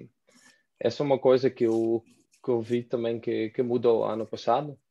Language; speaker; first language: Portuguese; non-native, fluent; Dutch